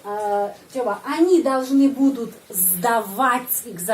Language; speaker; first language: Russian; non-native, fluent; Indonesian